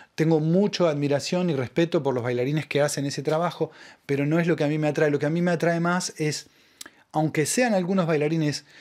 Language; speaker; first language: Spanish; native; Spanish